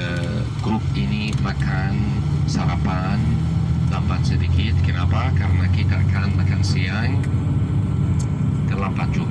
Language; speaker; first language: Indonesian; non-native, learner; Arabic